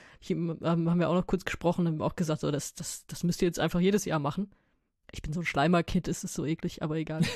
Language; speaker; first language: German; native; German